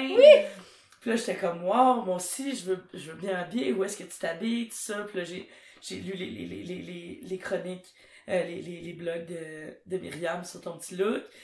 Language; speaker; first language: French; native; French